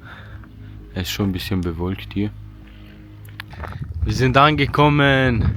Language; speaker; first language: German; early bilingual, other home language; Bosnian